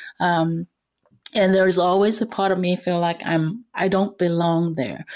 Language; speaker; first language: English; non-native, fluent; Cantonese